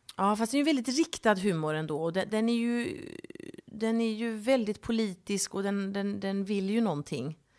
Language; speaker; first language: Swedish; native; Swedish